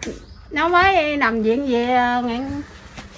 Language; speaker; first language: Vietnamese; native; Vietnamese